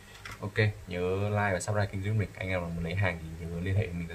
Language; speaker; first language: Vietnamese; native; Vietnamese